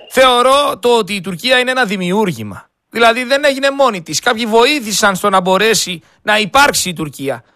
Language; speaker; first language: Greek; native; Greek